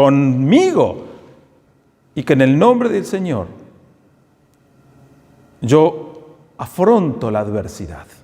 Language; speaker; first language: Spanish; native; Spanish